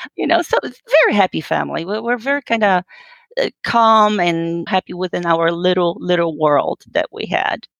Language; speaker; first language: English; non-native, fluent; Polish